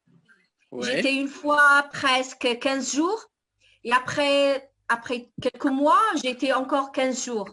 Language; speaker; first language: French; non-native, fluent; Italian